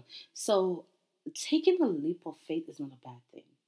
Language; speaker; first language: English; non-native, local second language; Yoruba